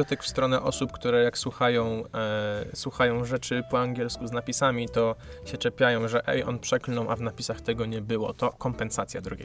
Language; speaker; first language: Polish; native; Polish